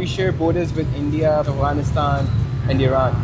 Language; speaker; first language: English; non-native, local second language; Urdu